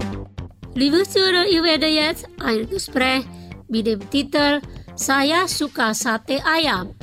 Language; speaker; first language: German; non-native, fluent; Indonesian